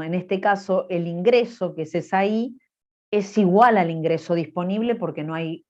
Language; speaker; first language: Spanish; native; Spanish